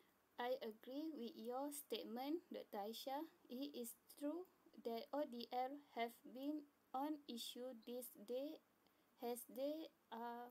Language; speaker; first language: English; non-native, fluent; Malay